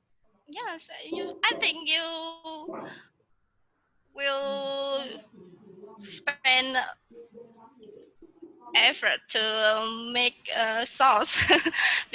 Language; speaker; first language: English; non-native, learner; Vietnamese